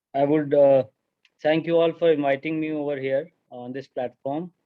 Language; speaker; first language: English; non-native, local second language; Hindi